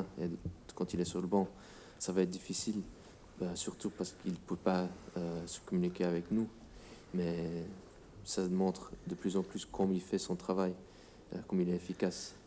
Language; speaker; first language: French; non-native, fluent; English